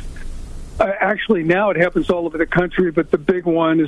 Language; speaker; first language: English; native; English